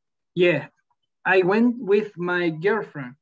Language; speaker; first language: English; non-native, learner; Spanish